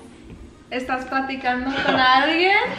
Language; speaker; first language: Spanish; early bilingual, heritage; Spanish